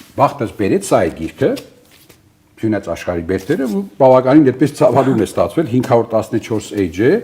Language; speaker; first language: Armenian; early bilingual, other home language; Italian